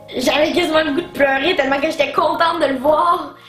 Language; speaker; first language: French; native; French